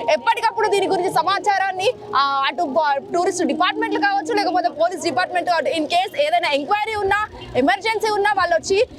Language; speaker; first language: Telugu; native; Telugu